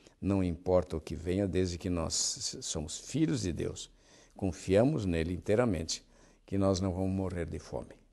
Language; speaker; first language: Portuguese; native; Portuguese